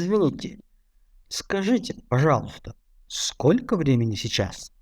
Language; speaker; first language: Russian; non-native, fluent; Tajik